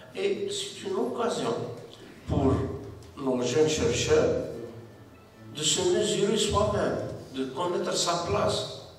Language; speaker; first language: French; non-native, local second language; Arabic